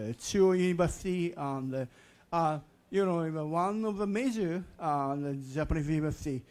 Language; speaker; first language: English; non-native, learner; Japanese